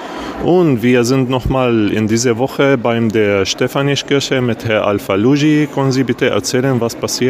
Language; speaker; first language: German; non-native, learner; Arabic